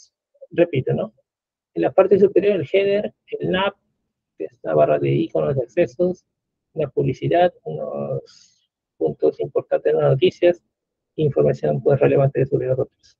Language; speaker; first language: Spanish; native; Spanish